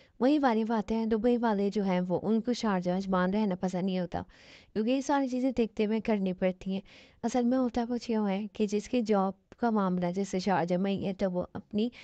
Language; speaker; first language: Urdu; native; Urdu